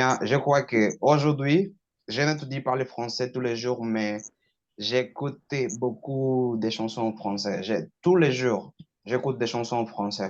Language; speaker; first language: French; non-native, learner; Portuguese